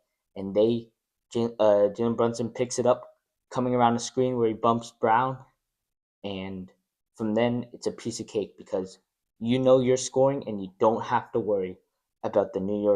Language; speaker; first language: English; native; English